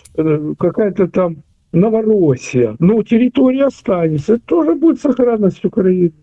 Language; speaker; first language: Russian; native; Russian